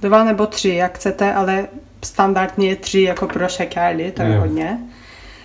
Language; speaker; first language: Czech; non-native, learner; Turkish